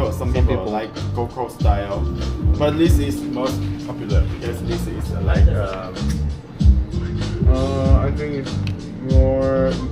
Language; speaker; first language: English; non-native, learner; Chinese